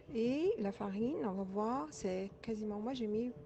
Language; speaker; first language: French; non-native, local second language; Arabic